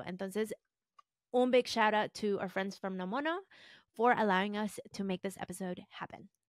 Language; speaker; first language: English; early bilingual, other home language; Spanish